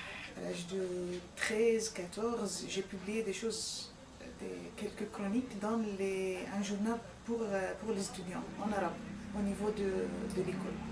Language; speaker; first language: French; non-native, fluent; Arabic